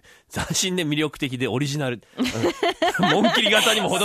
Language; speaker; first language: Japanese; native; Japanese